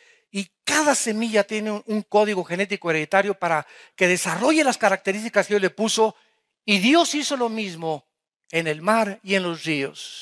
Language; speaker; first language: Spanish; native; Spanish